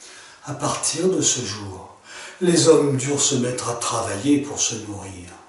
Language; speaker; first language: French; native; French